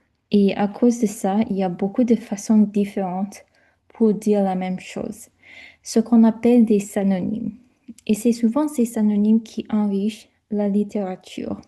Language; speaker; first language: French; non-native, fluent; English